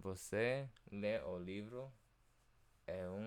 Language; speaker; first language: Portuguese; non-native, learner; English